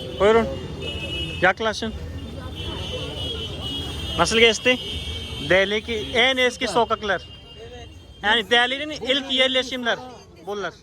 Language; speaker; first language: Turkish; non-native, fluent; Hindi